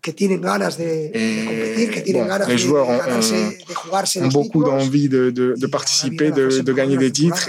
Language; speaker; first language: French; non-native, fluent; Spanish